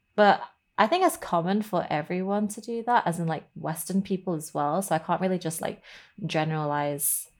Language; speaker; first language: English; native; English